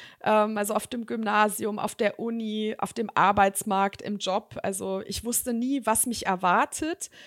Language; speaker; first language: German; early bilingual, other home language; Serbian